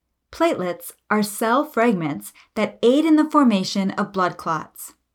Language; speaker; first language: English; native; English